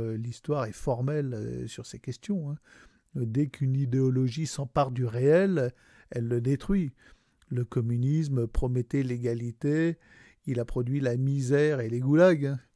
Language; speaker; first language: French; native; French